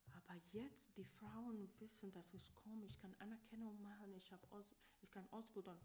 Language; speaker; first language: German; non-native, learner; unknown